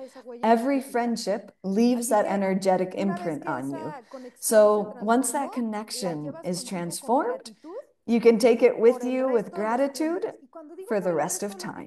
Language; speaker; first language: English; non-native, fluent; Spanish